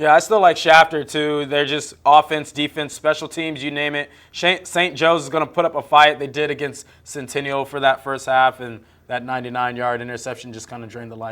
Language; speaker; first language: English; native; English